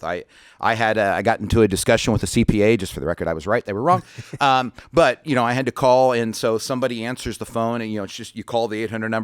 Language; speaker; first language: English; native; English